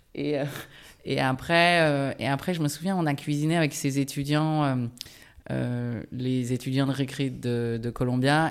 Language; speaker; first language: French; early bilingual, other home language; Japanese